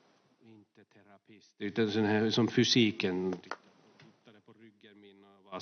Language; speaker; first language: Swedish; non-native, fluent; Finnish